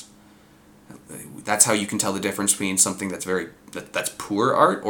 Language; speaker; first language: English; native; English